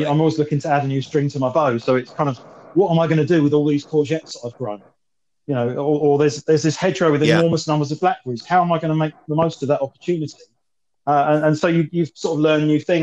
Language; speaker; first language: English; native; English